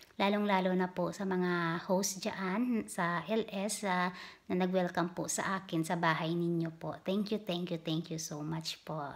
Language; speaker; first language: Filipino; non-native, local second language; Hiligaynon